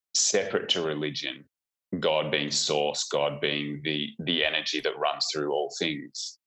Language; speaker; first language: English; native; English